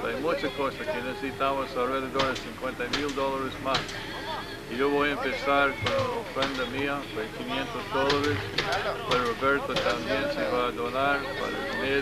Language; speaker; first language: Spanish; non-native, learner; English